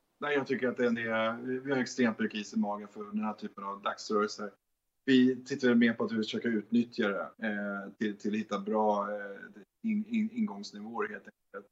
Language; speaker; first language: Swedish; native; Swedish